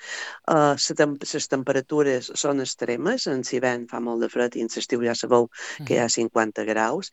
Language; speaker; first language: Catalan; native; Catalan